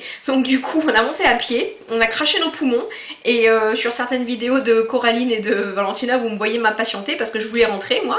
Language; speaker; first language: French; native; French